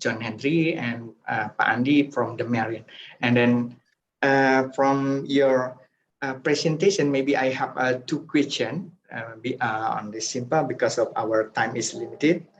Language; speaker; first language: English; non-native, fluent; Indonesian